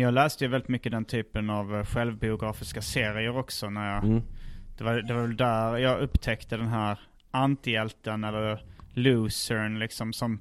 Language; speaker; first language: Swedish; native; Swedish